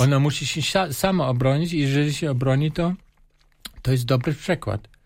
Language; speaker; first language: Polish; non-native, fluent; German